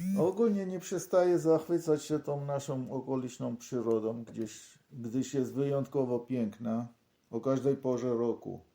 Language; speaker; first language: Polish; non-native, fluent; Armenian